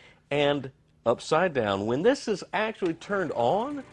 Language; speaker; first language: English; native; English